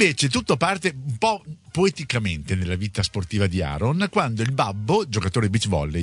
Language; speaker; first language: Italian; native; Italian